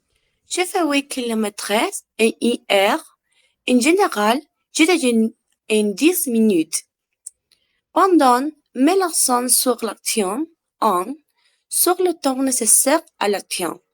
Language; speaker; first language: French; non-native, learner; Spanish